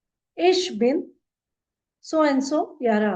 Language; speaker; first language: German; non-native, fluent; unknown